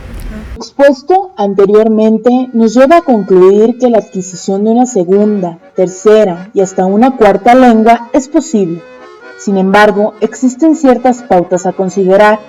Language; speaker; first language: Spanish; native; Spanish